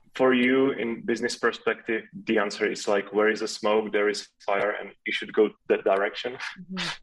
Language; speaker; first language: English; non-native, fluent; Czech